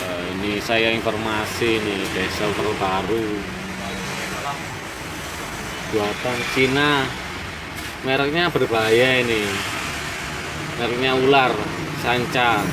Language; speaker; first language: Indonesian; non-native, local second language; Javanese